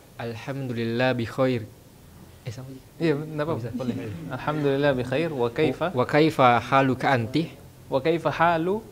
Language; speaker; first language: Arabic; non-native, fluent; Indonesian